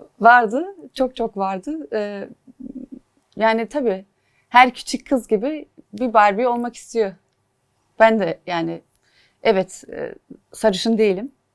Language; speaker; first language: Turkish; early bilingual, heritage; Turkish